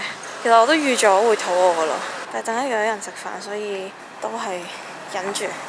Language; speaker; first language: Cantonese; native; Cantonese